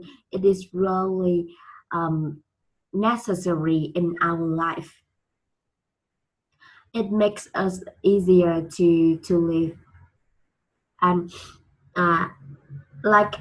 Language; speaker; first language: English; non-native, learner; Vietnamese